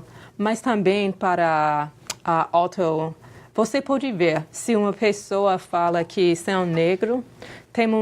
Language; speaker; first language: Portuguese; non-native, fluent; English